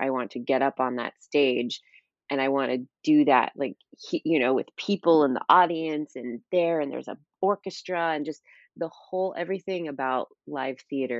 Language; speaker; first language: English; native; English